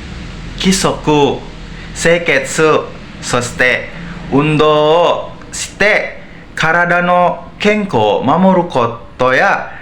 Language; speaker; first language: Japanese; non-native, learner; Indonesian